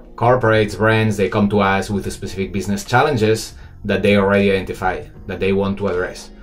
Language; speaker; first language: English; non-native, fluent; Spanish